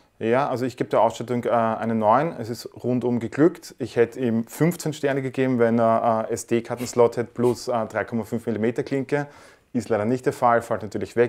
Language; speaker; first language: German; native; German